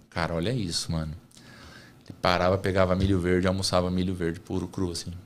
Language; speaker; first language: Portuguese; native; Portuguese